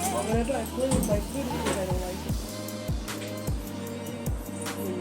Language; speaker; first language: English; non-native, fluent; French